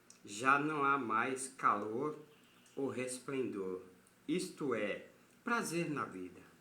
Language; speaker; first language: Portuguese; native; Portuguese